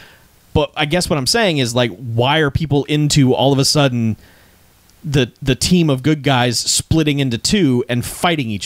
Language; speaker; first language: English; native; English